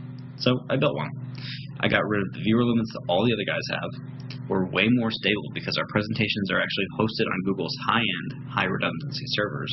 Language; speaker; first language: English; native; English